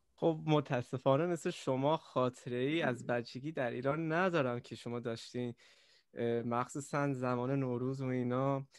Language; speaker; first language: Persian; early bilingual, other home language; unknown